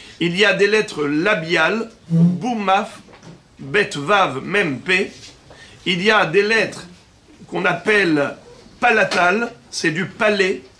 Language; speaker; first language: French; native; French